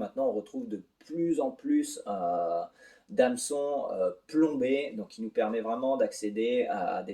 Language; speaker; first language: French; native; French